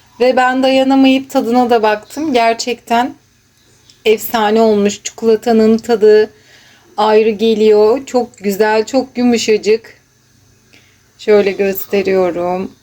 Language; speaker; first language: Turkish; native; Turkish